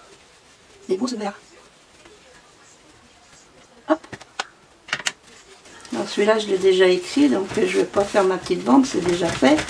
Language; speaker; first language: French; native; French